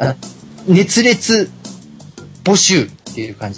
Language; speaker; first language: Japanese; native; Japanese